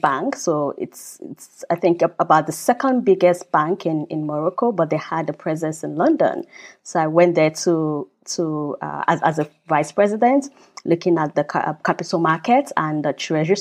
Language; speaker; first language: English; non-native, local second language; Yoruba